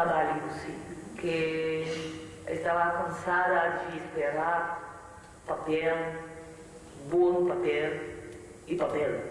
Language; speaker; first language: Portuguese; non-native, learner; French